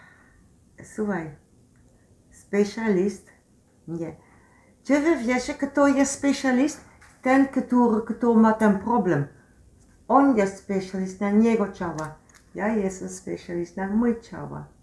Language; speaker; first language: Polish; non-native, learner; Dutch